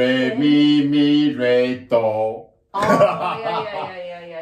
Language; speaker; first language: Japanese; non-native, learner; Chinese